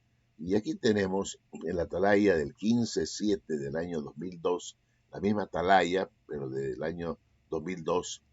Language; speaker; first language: Spanish; native; Spanish